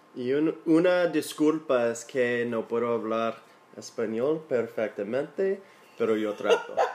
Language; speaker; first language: Spanish; non-native, learner; English